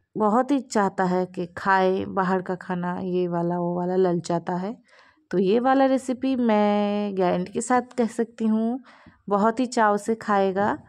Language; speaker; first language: Hindi; non-native, local second language; Bangla